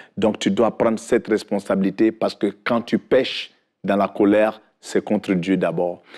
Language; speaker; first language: French; non-native, local second language; Fula